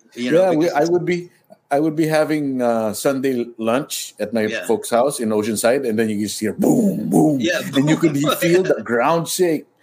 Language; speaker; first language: English; non-native, local second language; Filipino